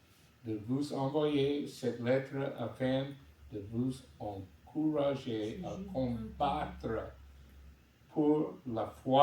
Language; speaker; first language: French; non-native, learner; English